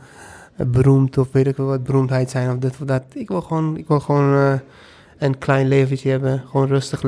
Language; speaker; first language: Dutch; non-native, fluent; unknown